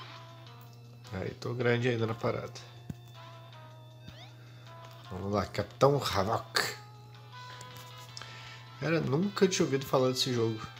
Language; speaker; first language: Portuguese; native; Portuguese